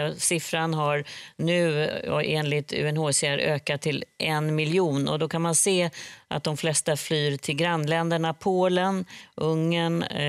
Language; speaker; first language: Swedish; native; Swedish